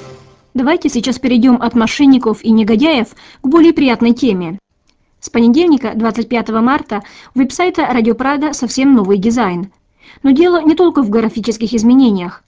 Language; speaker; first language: Russian; native; Russian